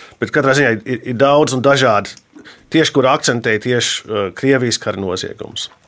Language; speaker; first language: Latvian; early bilingual, heritage; Latvian